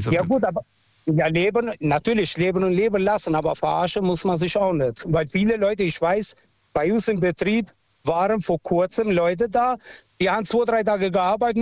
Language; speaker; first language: German; non-native, local second language; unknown